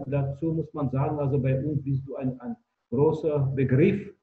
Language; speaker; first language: German; non-native, fluent; Czech